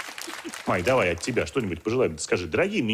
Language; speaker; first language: Russian; native; Russian